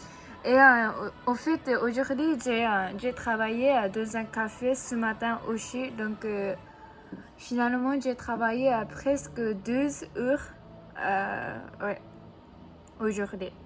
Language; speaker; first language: French; non-native, learner; Japanese